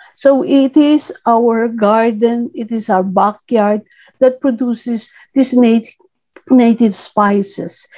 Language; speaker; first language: English; non-native, local second language; Cebuano